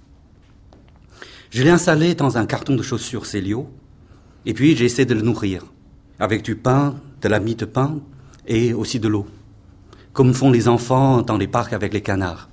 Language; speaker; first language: French; non-native, fluent; Chinese